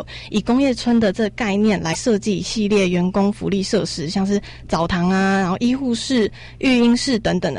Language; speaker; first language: Chinese; native; Chinese